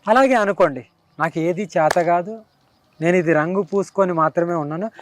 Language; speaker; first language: Telugu; native; Telugu